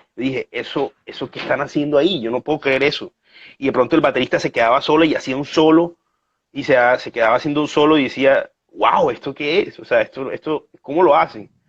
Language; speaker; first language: Spanish; native; Spanish